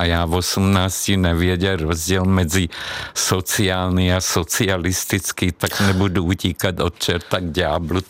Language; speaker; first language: Czech; non-native, fluent; Hungarian